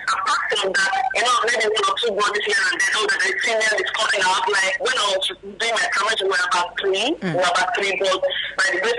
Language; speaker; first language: English; non-native, local second language; Ibibio